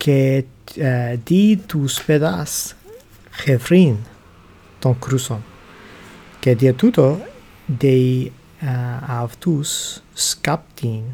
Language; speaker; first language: Greek; non-native, learner; English